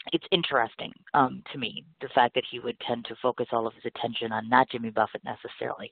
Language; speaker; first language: English; native; English